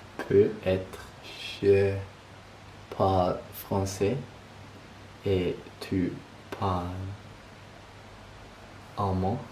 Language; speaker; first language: French; non-native, learner; German